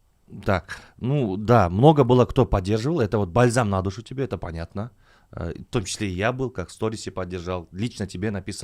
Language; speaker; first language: Russian; non-native, local second language; Kazakh